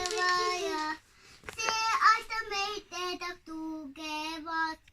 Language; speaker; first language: Finnish; non-native, learner; Estonian